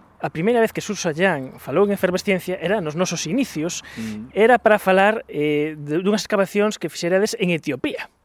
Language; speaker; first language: Galician; native; Galician